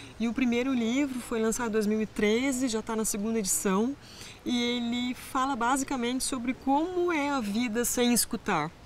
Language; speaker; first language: Portuguese; native; Portuguese